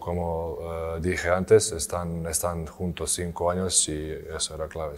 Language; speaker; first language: Spanish; non-native, learner; Serbian